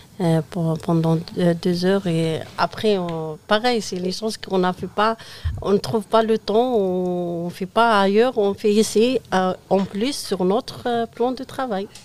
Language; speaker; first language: French; non-native, fluent; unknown